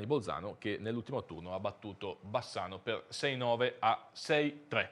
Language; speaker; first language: Italian; native; Italian